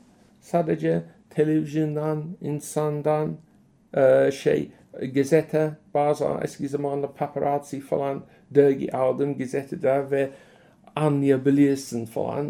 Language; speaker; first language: Turkish; non-native, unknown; English